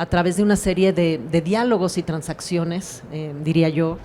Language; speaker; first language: Spanish; native; Spanish